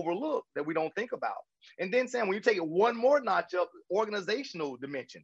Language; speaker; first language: English; native; English